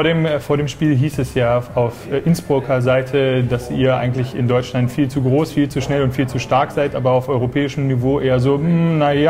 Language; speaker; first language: German; native; German